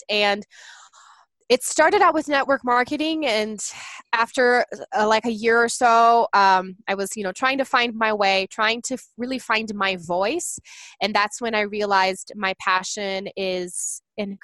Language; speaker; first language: English; non-native, fluent; Portuguese